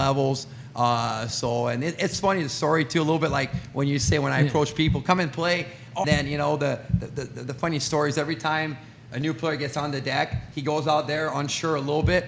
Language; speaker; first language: English; non-native, fluent; French